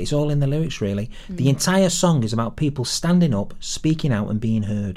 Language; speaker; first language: English; native; English